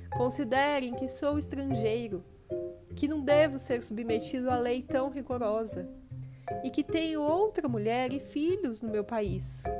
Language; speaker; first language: Portuguese; native; Portuguese